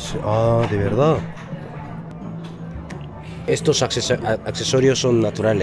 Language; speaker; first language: Spanish; non-native, fluent; Korean